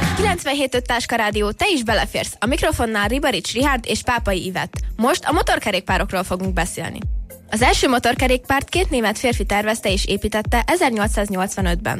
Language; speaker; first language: Hungarian; native; Hungarian